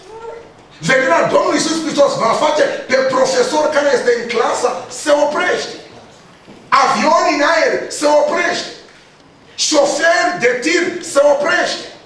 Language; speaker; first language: Romanian; non-native, learner; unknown